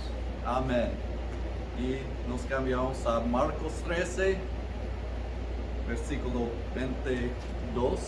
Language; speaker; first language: Spanish; early bilingual, heritage; Spanish